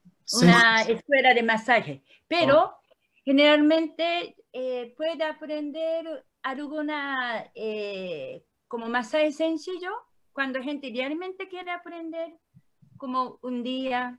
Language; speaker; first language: Spanish; non-native, learner; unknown